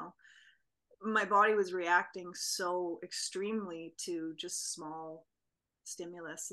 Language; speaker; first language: English; native; English